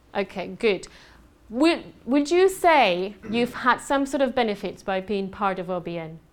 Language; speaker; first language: English; non-native, fluent; Spanish